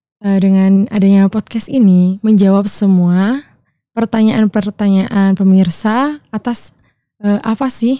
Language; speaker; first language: Indonesian; native; Indonesian